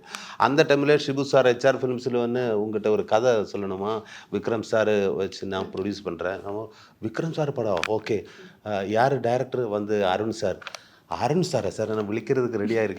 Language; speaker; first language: Tamil; non-native, learner; Malayalam